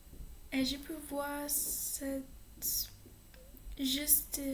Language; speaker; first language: French; non-native, learner; English